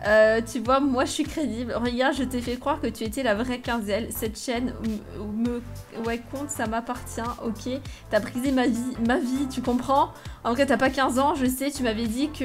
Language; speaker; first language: French; native; French